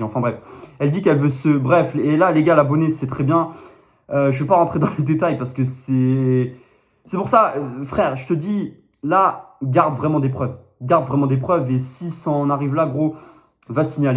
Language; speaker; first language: French; native; French